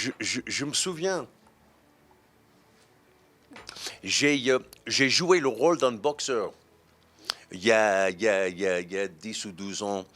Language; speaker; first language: French; non-native, fluent; English